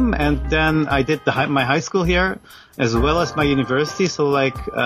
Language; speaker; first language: English; non-native, fluent; Dutch